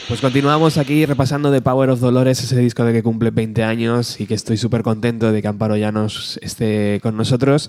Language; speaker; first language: Spanish; native; Spanish